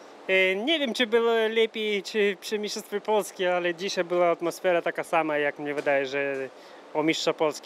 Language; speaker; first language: Polish; non-native, fluent; Russian